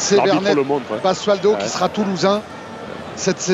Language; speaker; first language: French; native; French